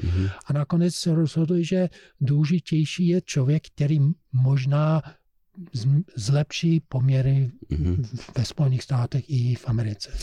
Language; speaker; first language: Czech; non-native, fluent; English